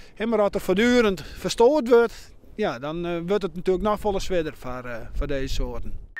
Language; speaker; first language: Dutch; non-native, local second language; Western Frisian